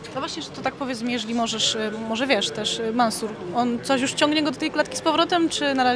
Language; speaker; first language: Polish; native; Polish